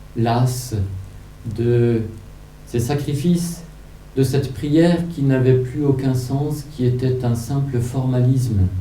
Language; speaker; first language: French; native; French